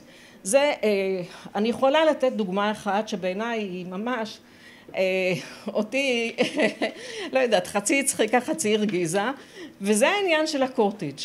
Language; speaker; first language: Hebrew; native; Hebrew